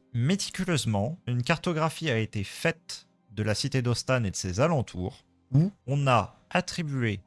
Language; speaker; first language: French; native; French